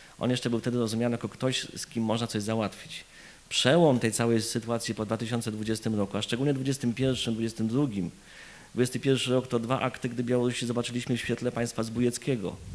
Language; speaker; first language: Polish; native; Polish